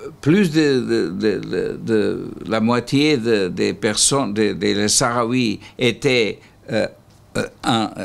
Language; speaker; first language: French; non-native, learner; Portuguese